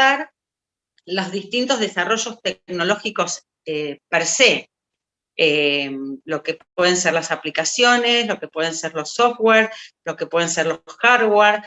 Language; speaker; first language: Spanish; native; Spanish